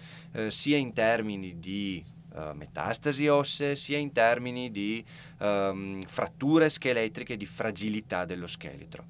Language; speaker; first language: Italian; native; Italian